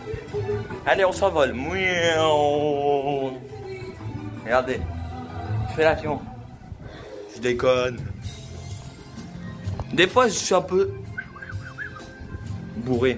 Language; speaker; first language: French; native; French